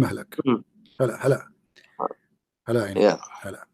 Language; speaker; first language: Arabic; native; Arabic